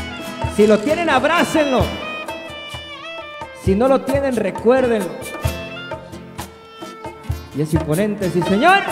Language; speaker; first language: Spanish; native; Spanish